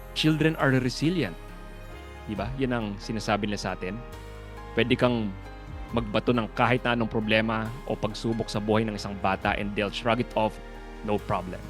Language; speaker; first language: Filipino; native; Filipino